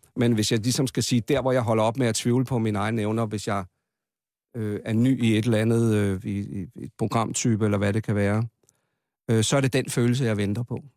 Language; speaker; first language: Danish; native; Danish